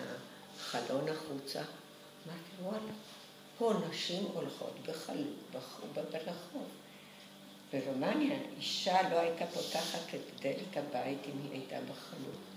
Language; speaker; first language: Hebrew; early bilingual, other home language; Romanian